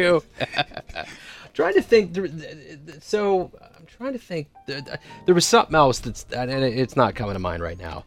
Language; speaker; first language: English; native; English